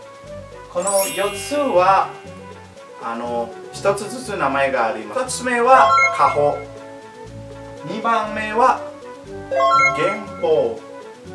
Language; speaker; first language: Japanese; non-native, learner; Indonesian